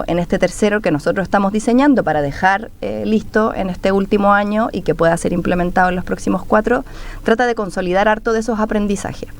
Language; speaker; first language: Spanish; native; Spanish